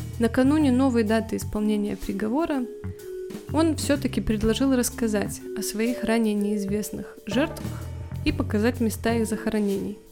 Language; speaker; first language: Russian; native; Russian